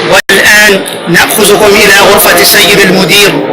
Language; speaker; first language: Arabic; non-native, fluent; Urdu